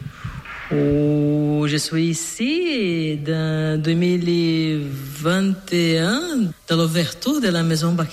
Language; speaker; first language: French; non-native, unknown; Portuguese